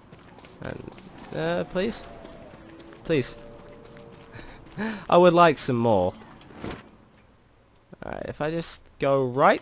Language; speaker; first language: English; native; English